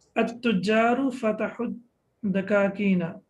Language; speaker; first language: Arabic; non-native, fluent; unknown